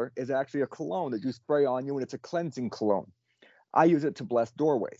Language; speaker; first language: English; native; English